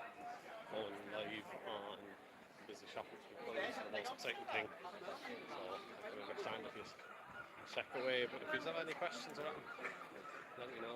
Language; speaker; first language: English; native; English